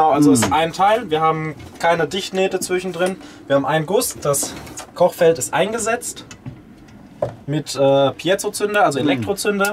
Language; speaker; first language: German; native; German